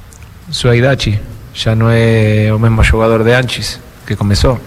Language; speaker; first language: Portuguese; non-native, fluent; Spanish